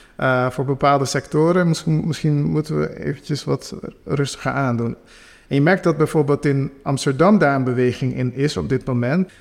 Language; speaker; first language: Dutch; non-native, local second language; Papiamento